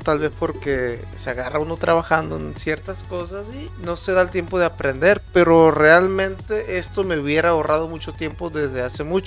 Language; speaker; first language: Spanish; native; Spanish